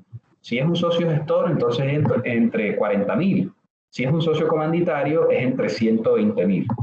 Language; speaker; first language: Spanish; native; Spanish